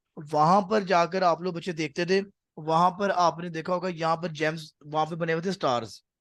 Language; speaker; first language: Urdu; non-native, local second language; Punjabi